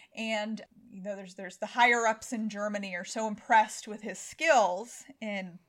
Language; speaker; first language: English; native; English